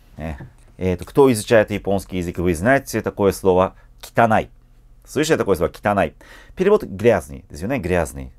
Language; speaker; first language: Russian; non-native, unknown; Japanese